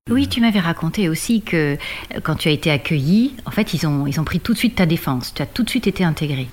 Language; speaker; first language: French; native; French